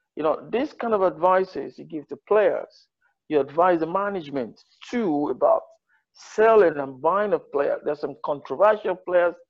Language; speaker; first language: English; non-native, local second language; Yoruba